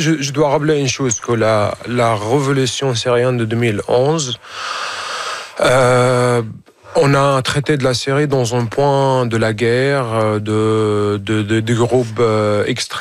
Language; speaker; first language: French; non-native, fluent; Arabic